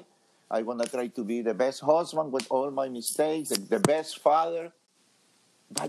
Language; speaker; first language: English; non-native, fluent; Spanish